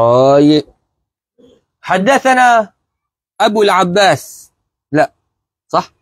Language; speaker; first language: Arabic; non-native, fluent; Malay